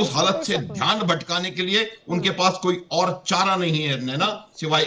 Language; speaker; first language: Hindi; native; Hindi